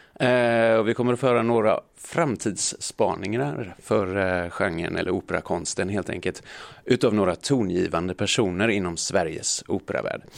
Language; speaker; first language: Swedish; native; Swedish